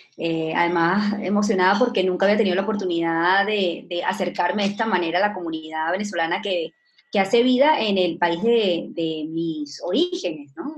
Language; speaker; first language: Spanish; native; Spanish